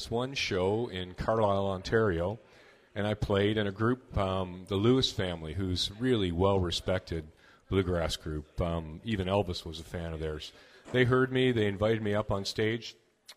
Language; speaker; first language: English; native; English